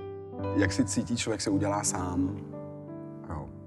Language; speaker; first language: Czech; early bilingual, other home language; Arabic